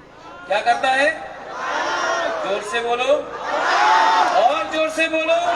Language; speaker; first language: Hindi; non-native, local second language; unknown